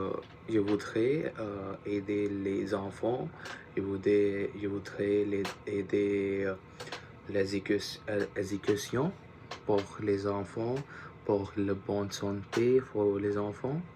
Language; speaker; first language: French; non-native, learner; Punjabi